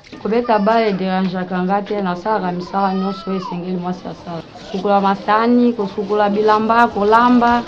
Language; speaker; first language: Lingala; native; Lingala